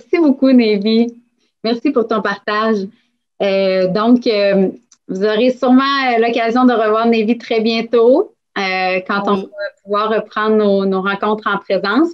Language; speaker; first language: French; native; French